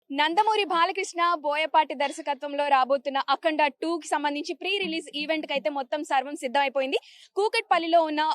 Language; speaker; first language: Telugu; native; Telugu